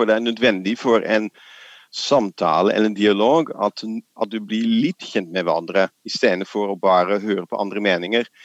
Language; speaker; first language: Norwegian; non-native, fluent; Dutch